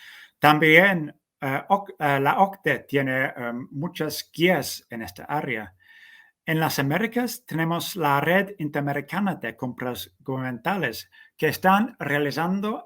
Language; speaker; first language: Spanish; non-native, fluent; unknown